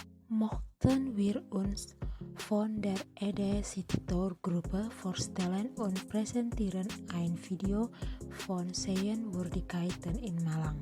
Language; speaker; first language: German; non-native, learner; Indonesian